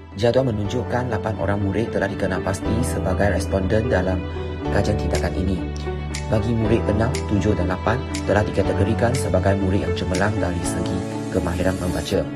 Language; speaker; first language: Malay; non-native, local second language; Chinese